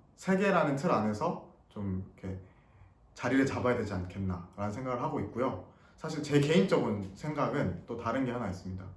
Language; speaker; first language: Korean; native; Korean